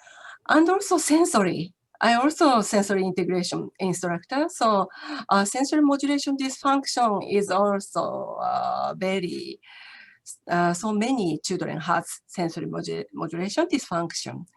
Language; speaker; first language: English; non-native, learner; Japanese